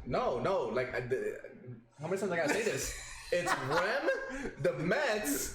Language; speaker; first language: English; native; English